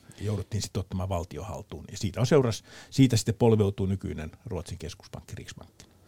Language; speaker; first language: Finnish; native; Finnish